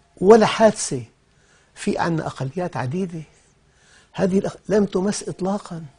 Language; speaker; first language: Arabic; native; Arabic